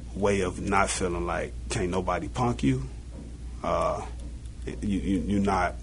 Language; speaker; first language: English; native; English